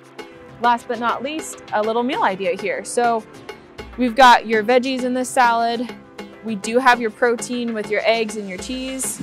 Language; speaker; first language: English; native; English